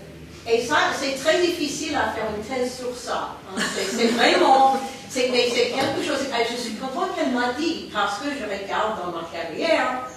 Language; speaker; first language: French; non-native, fluent; English